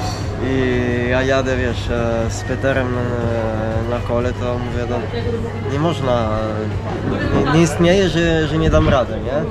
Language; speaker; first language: Polish; non-native, fluent; Italian